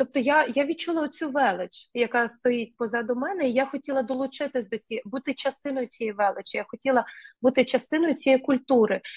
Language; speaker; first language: Ukrainian; non-native, local second language; Russian